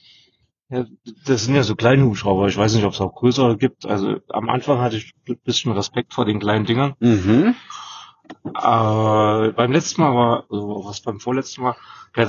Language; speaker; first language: German; native; German